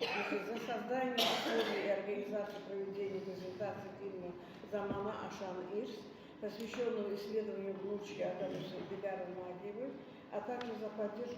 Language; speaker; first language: Russian; non-native, local second language; Azerbaijani